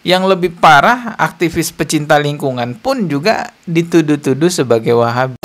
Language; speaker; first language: Indonesian; native; Indonesian